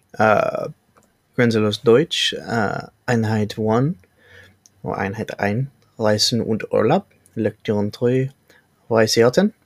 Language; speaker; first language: German; non-native, learner; English